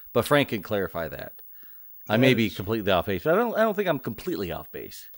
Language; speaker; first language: English; native; English